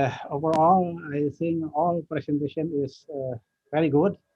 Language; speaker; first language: English; non-native, learner; Indonesian